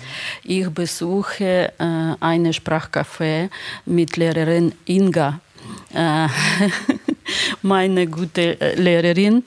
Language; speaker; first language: German; non-native, learner; Ukrainian